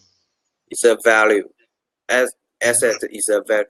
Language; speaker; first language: English; non-native, learner; Chinese